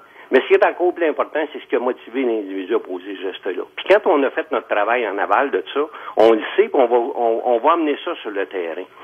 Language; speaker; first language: French; native; French